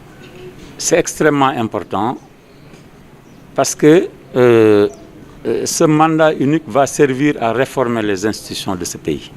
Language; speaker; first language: French; non-native, local second language; Wolof